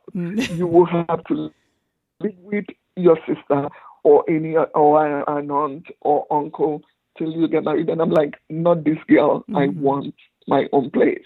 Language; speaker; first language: English; non-native, local second language; Igbo